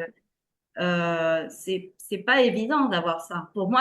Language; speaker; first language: French; non-native, fluent; Spanish